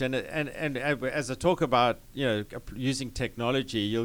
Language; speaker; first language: English; native; English